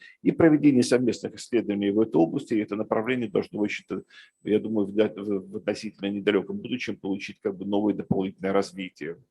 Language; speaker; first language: Russian; native; Russian